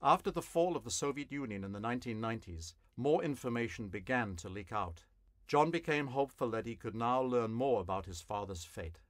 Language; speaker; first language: English; native; English